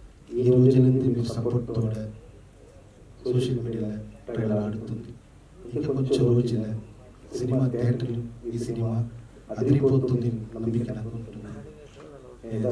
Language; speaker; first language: Telugu; non-native, learner; Tamil